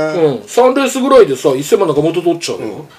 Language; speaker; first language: Japanese; native; Japanese